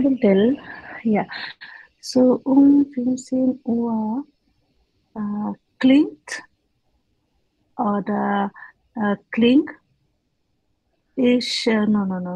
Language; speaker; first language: German; non-native, learner; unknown